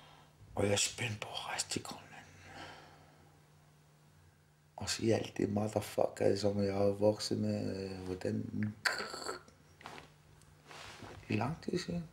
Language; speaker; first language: Danish; non-native, local second language; Kalaallisut